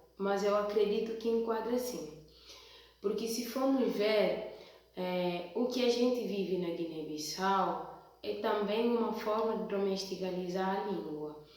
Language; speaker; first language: Portuguese; non-native, local second language; Upper Guinea Crioulo